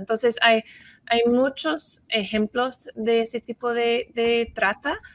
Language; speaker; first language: Spanish; non-native, fluent; English